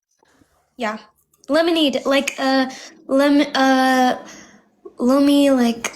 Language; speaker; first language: English; non-native, learner; Amharic